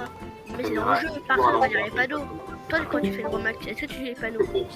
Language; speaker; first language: French; native; French